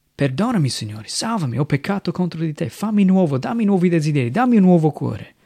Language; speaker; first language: Italian; non-native, fluent; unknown